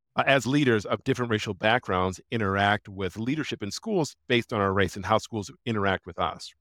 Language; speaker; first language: English; native; English